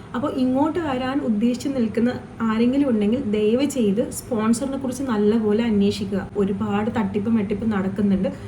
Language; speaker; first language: Malayalam; non-native, local second language; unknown